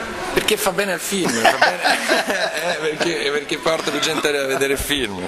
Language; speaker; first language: Italian; native; Italian